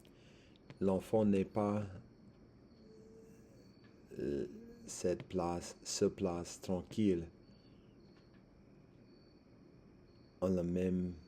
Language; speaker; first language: French; non-native, learner; English